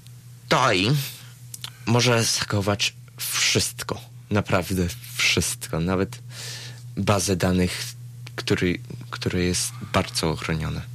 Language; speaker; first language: Polish; early bilingual, heritage; Polish